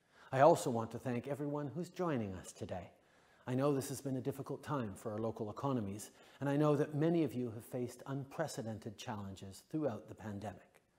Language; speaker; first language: English; early bilingual, other home language; French